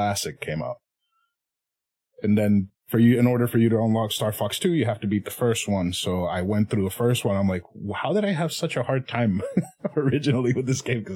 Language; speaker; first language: English; non-native, fluent; Spanish